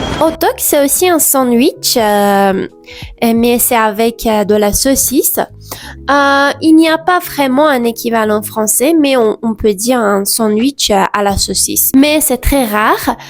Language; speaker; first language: French; non-native, fluent; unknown